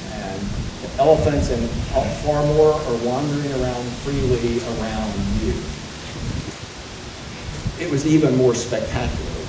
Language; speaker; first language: English; native; English